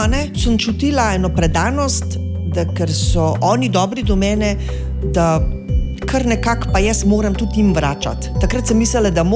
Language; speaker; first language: Slovenian; native; Slovenian